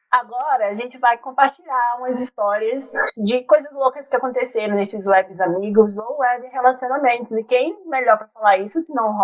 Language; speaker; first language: Portuguese; native; Portuguese